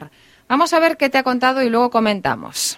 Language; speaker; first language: Spanish; native; Spanish